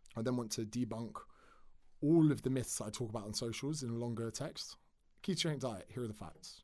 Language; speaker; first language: English; native; English